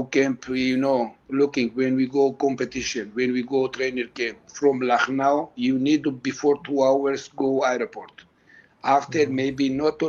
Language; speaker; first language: English; non-native, learner; Georgian